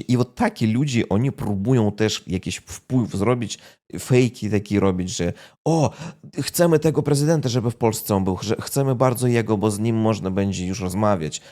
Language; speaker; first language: Polish; non-native, fluent; Russian